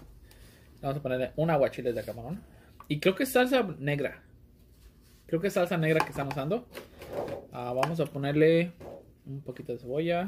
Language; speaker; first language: Spanish; early bilingual, heritage; Spanish